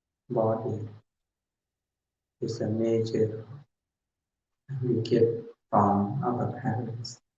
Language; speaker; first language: English; non-native, learner; Thai